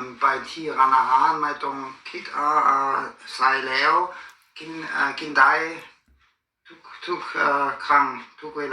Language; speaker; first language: Thai; non-native, learner; German